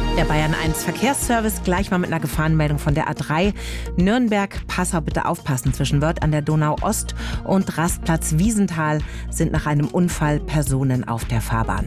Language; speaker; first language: German; native; German